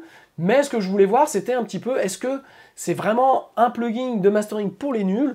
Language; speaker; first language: French; native; French